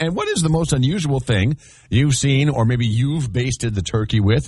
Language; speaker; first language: English; native; English